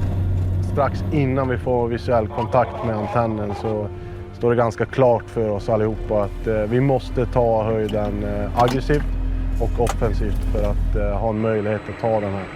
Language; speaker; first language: Swedish; native; Swedish